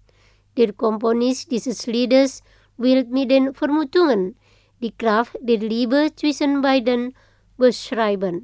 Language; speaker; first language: German; non-native, fluent; Indonesian